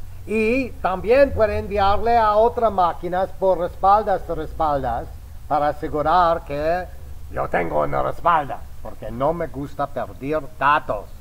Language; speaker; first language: Spanish; non-native, fluent; English